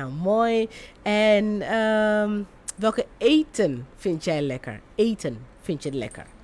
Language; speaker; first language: Dutch; non-native, fluent; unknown